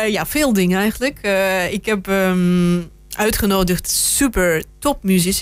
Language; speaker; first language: Dutch; non-native, fluent; Russian